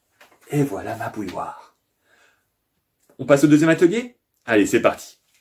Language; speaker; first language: French; native; French